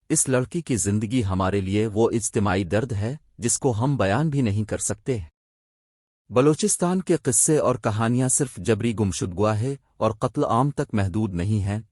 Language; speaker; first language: Urdu; non-native, local second language; Baluchi